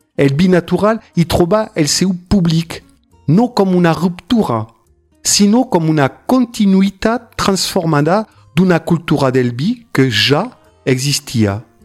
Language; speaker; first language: Catalan; non-native, fluent; French